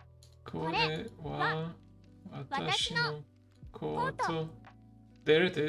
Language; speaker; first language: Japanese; non-native, learner; English